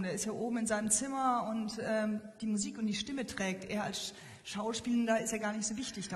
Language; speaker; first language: German; native; German